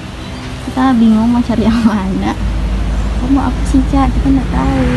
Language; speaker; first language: Indonesian; native; Indonesian